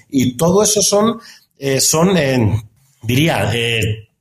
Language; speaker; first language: Spanish; native; Spanish